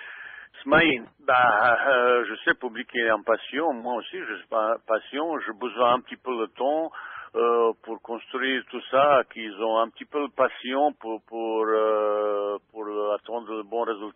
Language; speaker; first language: French; non-native, fluent; Bosnian